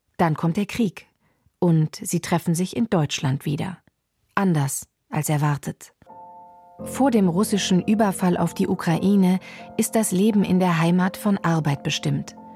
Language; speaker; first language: German; native; German